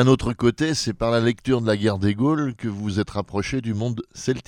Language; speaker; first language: French; native; French